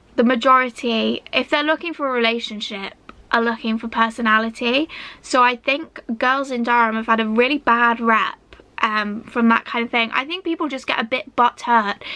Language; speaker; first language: English; native; English